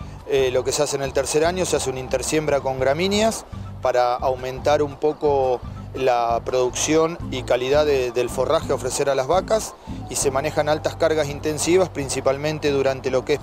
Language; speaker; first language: Spanish; native; Spanish